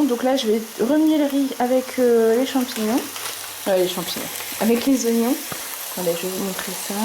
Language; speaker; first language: French; native; French